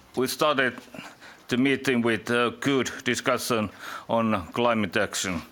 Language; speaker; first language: English; non-native, fluent; Finnish